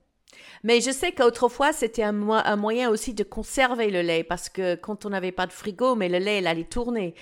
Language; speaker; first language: French; non-native, fluent; English